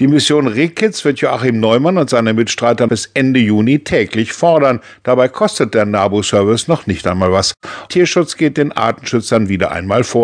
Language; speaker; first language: German; native; German